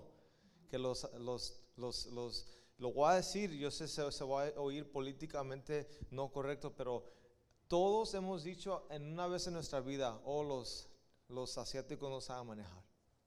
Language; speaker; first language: Spanish; early bilingual, heritage; Spanish